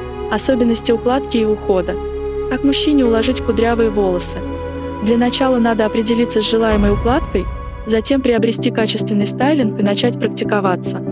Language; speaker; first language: Russian; native; Russian